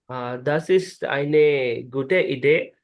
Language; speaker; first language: German; non-native, learner; Urdu